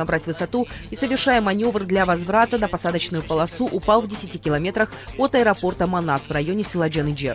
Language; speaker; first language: Russian; native; Russian